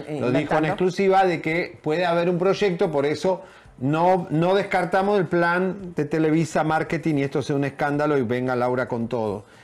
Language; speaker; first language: Spanish; native; Spanish